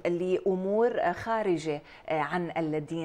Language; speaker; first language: Arabic; native; Arabic